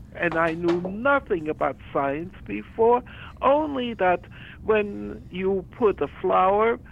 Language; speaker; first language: English; early bilingual, other home language; German